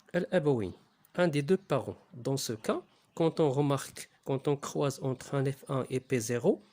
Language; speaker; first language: French; non-native, local second language; Arabic